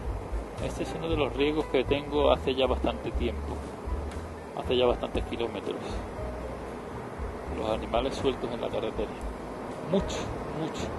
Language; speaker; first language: Spanish; native; Spanish